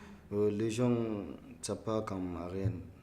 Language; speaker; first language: French; non-native, learner; Arabic